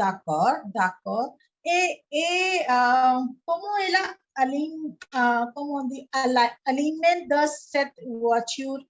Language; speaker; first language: French; non-native, learner; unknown